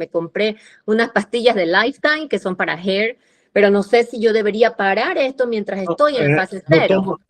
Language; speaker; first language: Spanish; native; Spanish